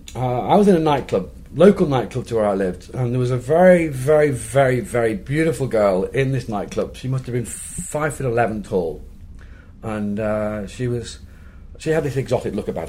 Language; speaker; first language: English; native; English